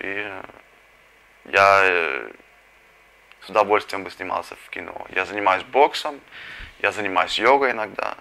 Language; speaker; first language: Russian; early bilingual, heritage; Russian